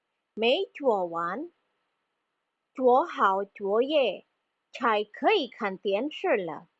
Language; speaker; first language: Chinese; non-native, fluent; Indonesian